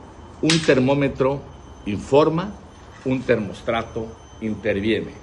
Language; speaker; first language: Spanish; native; Spanish